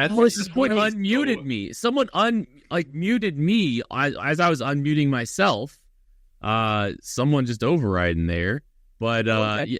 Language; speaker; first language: English; native; English